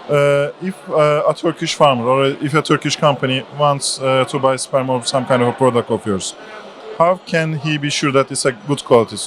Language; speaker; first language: English; non-native, fluent; Turkish